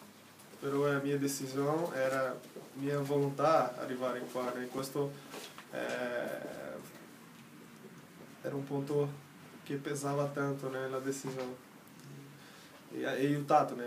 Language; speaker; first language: Italian; non-native, learner; Portuguese